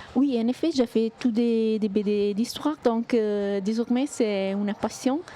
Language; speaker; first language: French; non-native, fluent; Italian